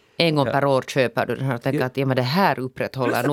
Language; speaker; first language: Swedish; native; Swedish